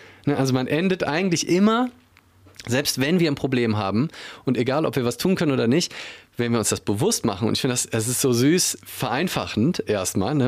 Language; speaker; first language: German; native; German